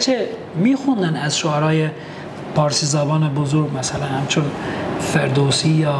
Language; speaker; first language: Persian; non-native, fluent; Albanian